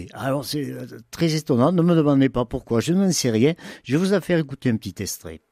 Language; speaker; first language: French; native; French